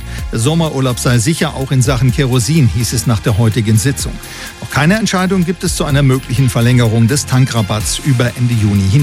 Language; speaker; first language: German; native; German